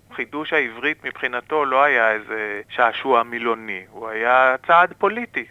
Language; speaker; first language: Hebrew; native; Hebrew